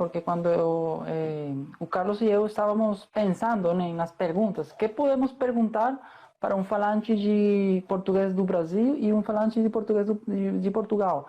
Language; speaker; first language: Portuguese; non-native, fluent; Spanish